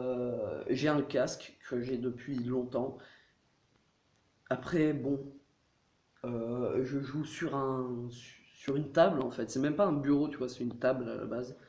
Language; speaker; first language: French; native; French